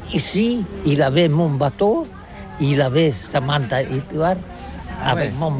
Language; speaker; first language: French; non-native, learner; Catalan